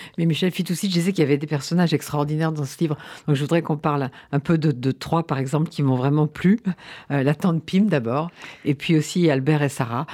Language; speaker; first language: French; native; French